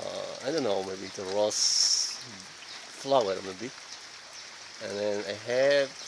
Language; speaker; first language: English; non-native, learner; Indonesian